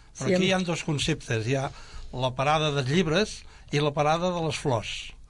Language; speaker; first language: Catalan; native; Catalan